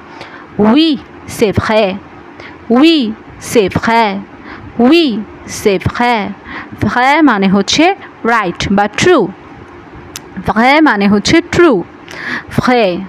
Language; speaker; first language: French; non-native, learner; Bangla